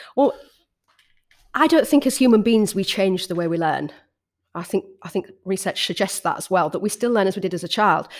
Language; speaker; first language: English; native; English